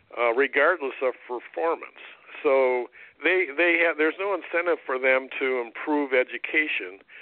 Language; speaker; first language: English; native; English